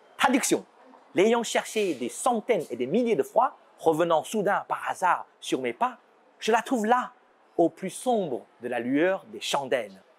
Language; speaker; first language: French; non-native, fluent; Chinese